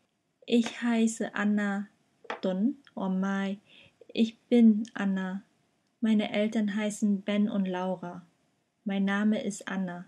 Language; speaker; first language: German; non-native, fluent; Vietnamese